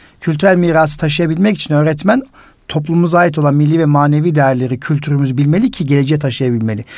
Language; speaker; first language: Turkish; native; Turkish